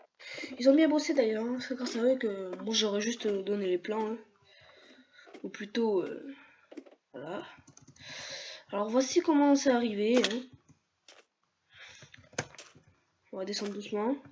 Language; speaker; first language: French; native; French